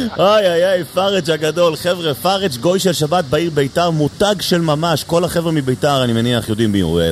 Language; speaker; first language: Hebrew; native; Hebrew